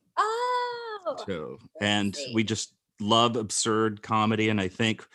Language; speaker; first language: English; native; English